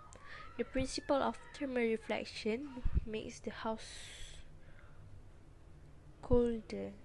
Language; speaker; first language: English; non-native, local second language; Malay